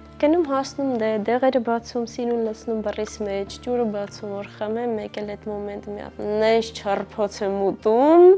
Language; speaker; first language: Armenian; native; Armenian